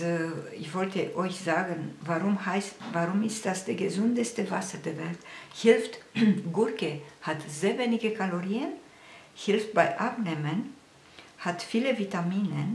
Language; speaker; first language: German; non-native, fluent; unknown